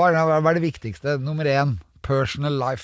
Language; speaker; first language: Norwegian; native; Norwegian